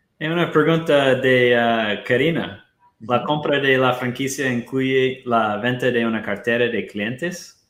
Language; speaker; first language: Spanish; non-native, fluent; Portuguese